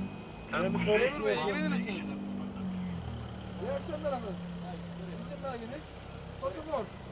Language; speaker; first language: Turkish; native; Turkish